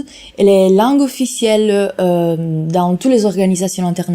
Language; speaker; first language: French; non-native, fluent; Italian